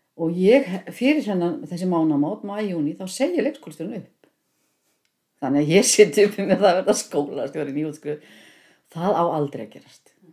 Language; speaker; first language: Icelandic; native; Icelandic